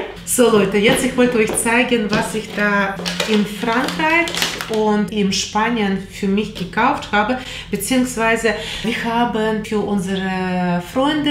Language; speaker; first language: German; non-native, fluent; Russian